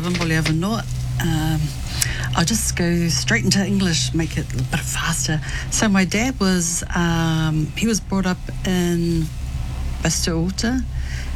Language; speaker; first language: English; native; English